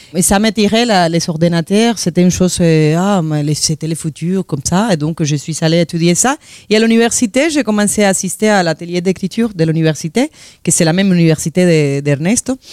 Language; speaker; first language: French; non-native, fluent; Spanish